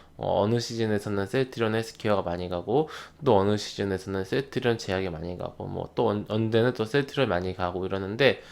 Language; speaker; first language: Korean; native; Korean